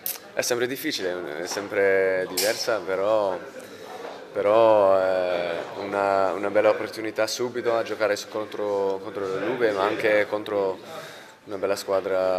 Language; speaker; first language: Italian; non-native, fluent; English